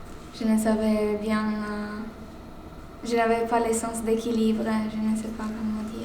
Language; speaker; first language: French; non-native, fluent; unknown